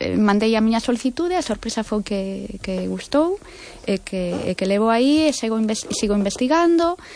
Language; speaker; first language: Galician; non-native, local second language; Spanish